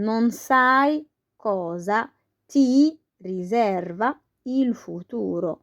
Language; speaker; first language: Italian; non-native, fluent; Arabic